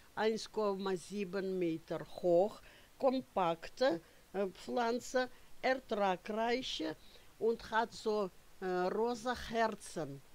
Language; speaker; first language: German; non-native, fluent; Russian